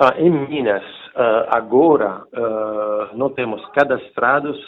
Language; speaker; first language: Portuguese; non-native, fluent; Italian